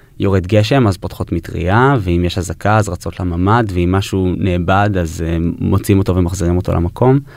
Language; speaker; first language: Hebrew; early bilingual, heritage; Hebrew